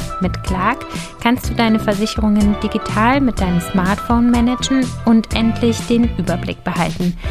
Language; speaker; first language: German; native; German